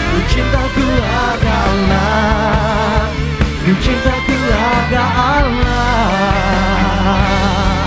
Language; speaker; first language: Indonesian; native; Indonesian